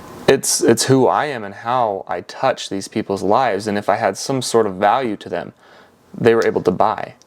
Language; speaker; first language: English; native; English